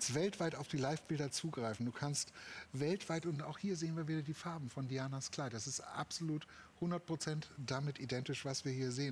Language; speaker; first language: German; native; German